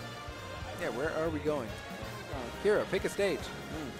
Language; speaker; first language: English; native; English